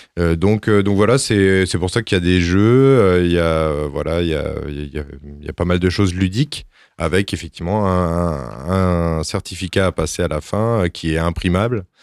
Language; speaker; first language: French; native; French